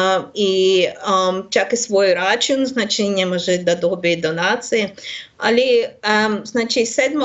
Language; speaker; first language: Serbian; non-native, learner; Russian